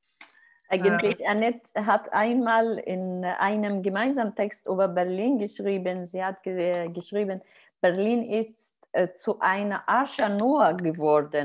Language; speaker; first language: German; non-native, learner; Arabic